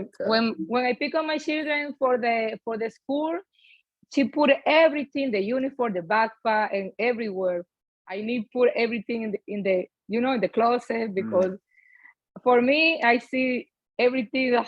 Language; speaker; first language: English; non-native, learner; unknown